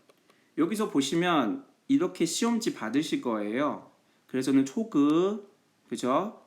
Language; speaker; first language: Korean; non-native, fluent; Chinese